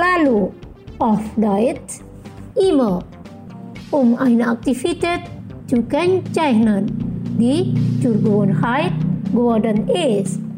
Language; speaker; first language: German; non-native, fluent; Indonesian